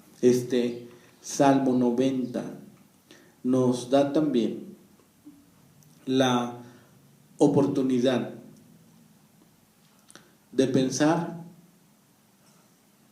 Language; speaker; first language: Spanish; native; Spanish